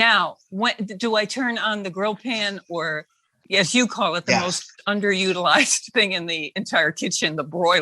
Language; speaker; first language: English; native; English